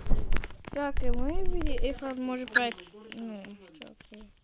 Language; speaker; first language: Bulgarian; non-native, learner; English